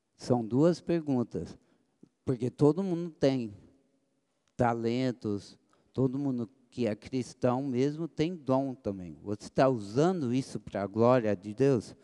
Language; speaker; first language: Portuguese; early bilingual, other home language; English